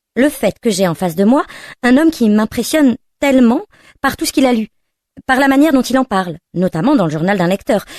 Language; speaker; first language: French; native; French